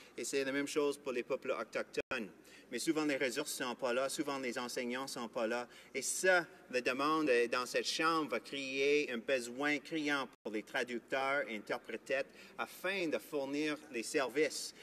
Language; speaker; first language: French; non-native, fluent; English